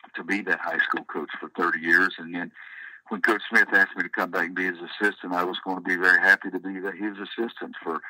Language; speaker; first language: English; native; English